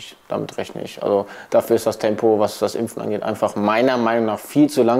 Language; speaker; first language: German; native; German